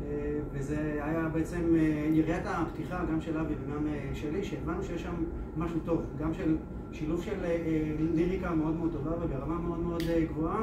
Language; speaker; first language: Hebrew; native; Hebrew